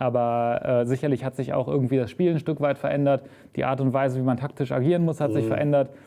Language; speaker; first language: German; native; German